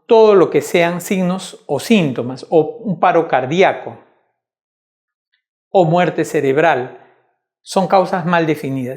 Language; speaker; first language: Spanish; native; Spanish